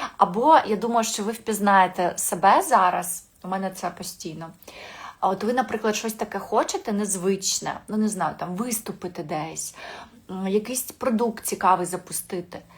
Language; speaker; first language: Ukrainian; non-native, local second language; Russian